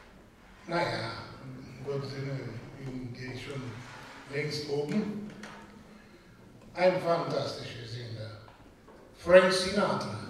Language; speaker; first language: German; non-native, fluent; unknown